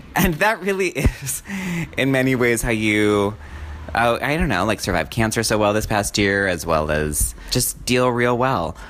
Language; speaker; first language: English; native; English